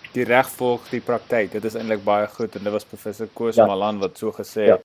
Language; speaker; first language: Afrikaans; native; Afrikaans